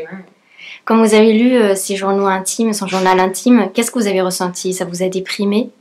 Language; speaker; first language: French; native; French